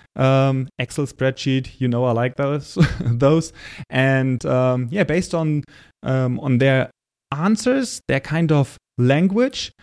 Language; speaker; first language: English; non-native, fluent; German